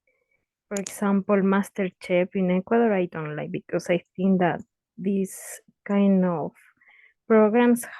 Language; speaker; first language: English; non-native, learner; Spanish